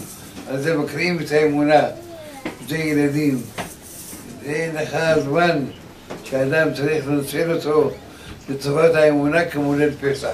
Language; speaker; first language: Hebrew; early bilingual, other home language; Arabic